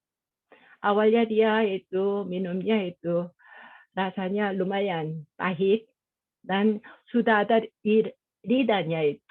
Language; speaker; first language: Indonesian; non-native, fluent; Korean